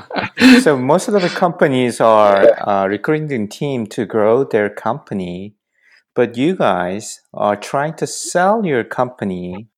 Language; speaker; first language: English; non-native, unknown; Korean